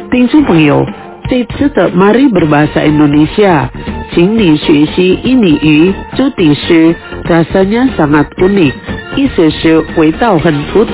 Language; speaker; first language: Chinese; early bilingual, heritage; Chinese